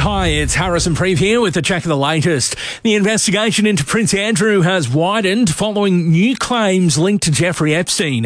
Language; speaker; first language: English; native; English